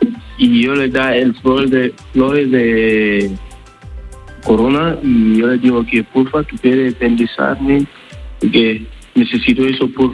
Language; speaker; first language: Spanish; non-native, learner; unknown